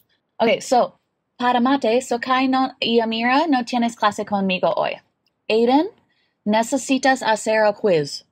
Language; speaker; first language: Spanish; non-native, fluent; English